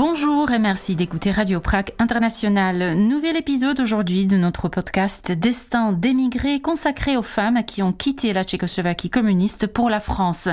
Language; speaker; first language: French; non-native, fluent; Czech